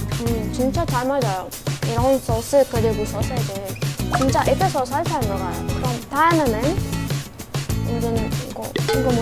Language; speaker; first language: Korean; non-native, learner; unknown